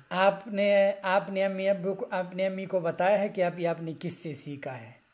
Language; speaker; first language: Urdu; non-native, local second language; Pashto